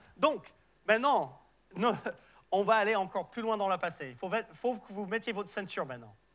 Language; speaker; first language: French; non-native, fluent; English